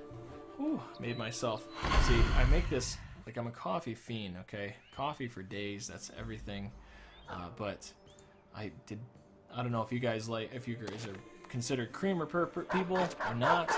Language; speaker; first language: English; native; English